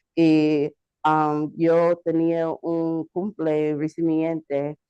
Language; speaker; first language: Spanish; non-native, learner; English